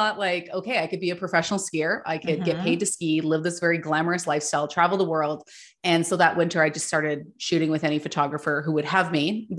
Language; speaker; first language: English; native; English